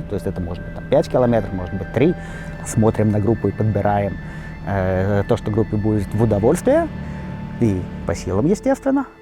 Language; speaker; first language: Russian; native; Russian